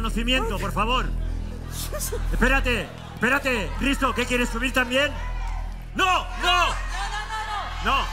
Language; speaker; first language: Spanish; native; Spanish